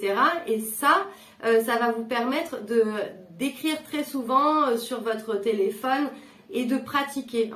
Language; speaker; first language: French; native; French